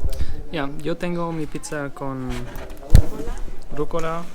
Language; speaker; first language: Spanish; non-native, learner; German